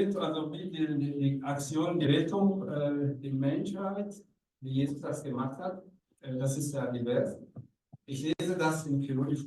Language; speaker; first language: German; non-native, learner; Rundi